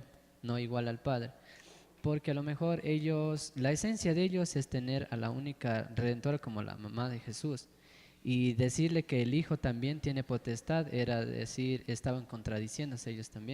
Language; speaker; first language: Spanish; native; Spanish